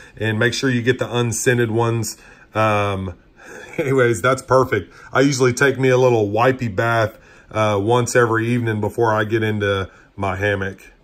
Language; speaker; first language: English; native; English